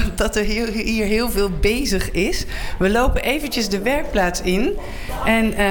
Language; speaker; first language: Dutch; native; Dutch